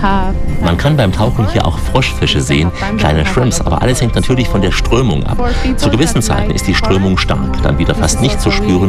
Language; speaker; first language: German; native; German